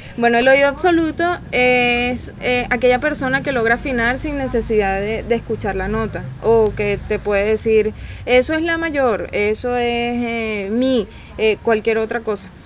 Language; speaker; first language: Spanish; native; Spanish